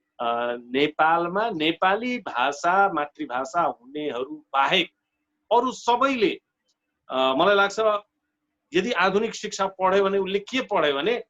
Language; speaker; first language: Nepali; non-native, local second language; Maithili